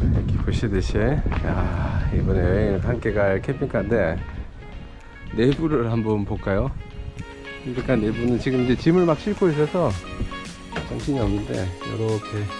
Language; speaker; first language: Korean; native; Korean